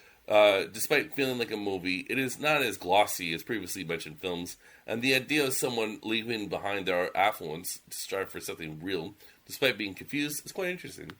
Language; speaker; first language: English; native; English